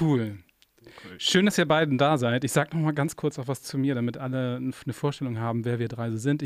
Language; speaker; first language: German; native; German